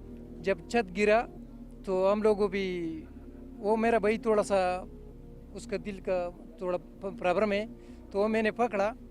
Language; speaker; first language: Hindi; non-native, local second language; Pashto